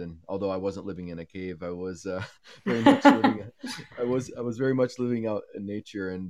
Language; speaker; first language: English; native; English